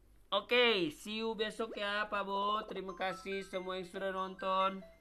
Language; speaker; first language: Indonesian; non-native, fluent; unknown